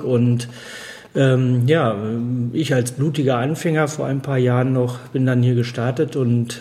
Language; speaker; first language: German; native; German